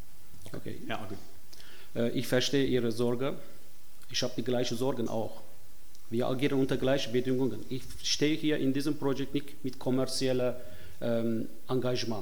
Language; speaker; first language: German; non-native, fluent; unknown